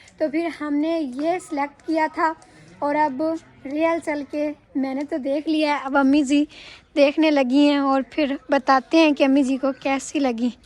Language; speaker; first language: Urdu; non-native, local second language; Punjabi